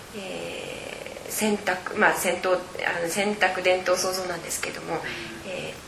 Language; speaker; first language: Japanese; native; Japanese